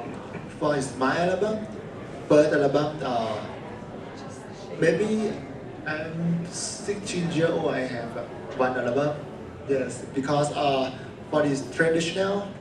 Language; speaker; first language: English; non-native, learner; Thai